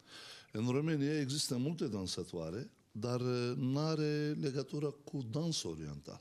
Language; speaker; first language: Romanian; non-native, learner; Turkish